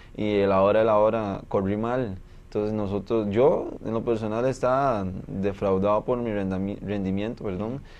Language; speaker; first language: Spanish; native; Spanish